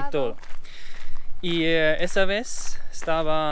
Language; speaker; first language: Spanish; non-native, learner; German